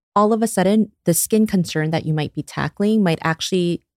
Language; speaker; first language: English; early bilingual, other home language; Korean